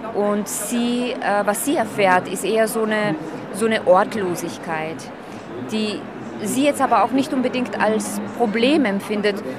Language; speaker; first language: German; early bilingual, other home language; Slovak